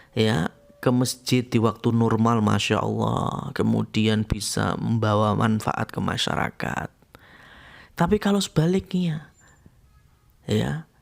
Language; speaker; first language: Indonesian; non-native, local second language; Javanese